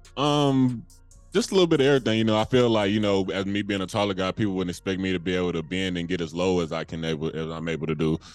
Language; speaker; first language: English; native; English